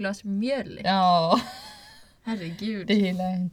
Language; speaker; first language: Swedish; native; Swedish